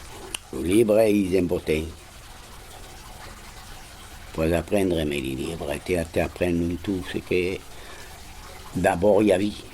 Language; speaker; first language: French; non-native, fluent; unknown